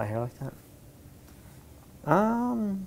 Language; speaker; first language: English; native; English